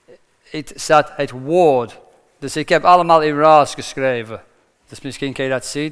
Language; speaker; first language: Dutch; non-native, fluent; English